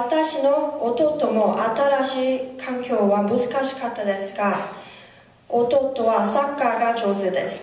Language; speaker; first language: Japanese; non-native, learner; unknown